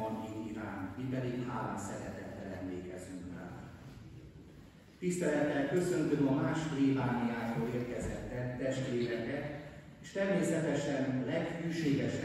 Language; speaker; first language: Hungarian; native; Hungarian